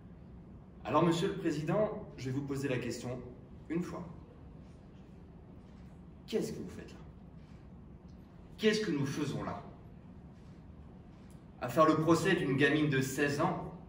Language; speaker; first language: French; native; French